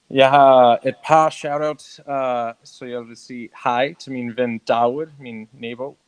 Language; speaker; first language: Danish; non-native, learner; English